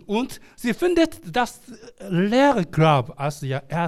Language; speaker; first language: German; non-native, learner; Korean